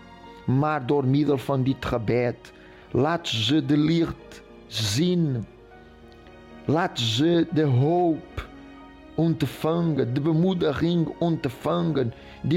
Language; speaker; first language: Dutch; non-native, fluent; Portuguese